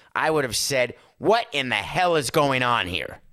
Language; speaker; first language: English; native; English